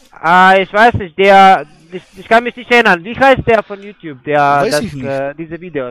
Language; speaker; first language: German; non-native, fluent; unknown